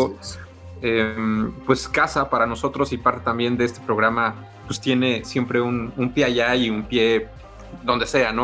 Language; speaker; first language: Spanish; native; Spanish